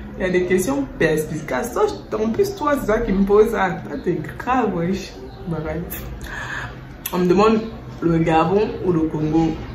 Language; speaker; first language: French; native; French